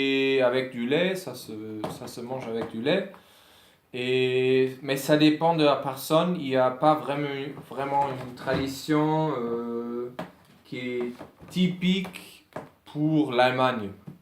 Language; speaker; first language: French; non-native, fluent; German